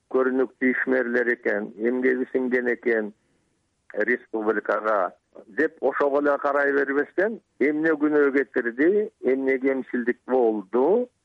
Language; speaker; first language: Kyrgyz; native; Kyrgyz